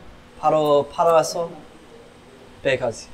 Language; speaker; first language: Korean; non-native, fluent; English